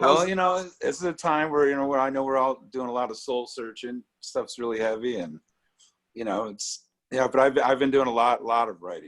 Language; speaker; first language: English; native; English